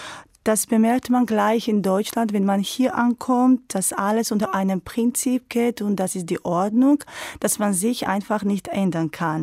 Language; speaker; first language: German; non-native, fluent; Georgian